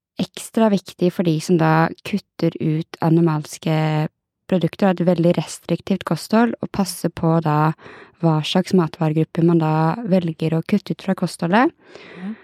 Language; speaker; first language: Norwegian; native; Norwegian